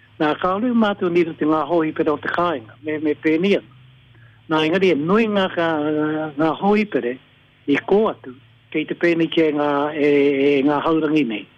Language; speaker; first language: Māori; native; Māori